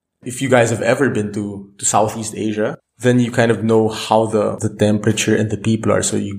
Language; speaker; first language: English; non-native, local second language; Filipino